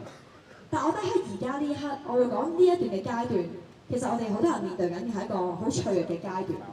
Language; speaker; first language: Cantonese; native; Cantonese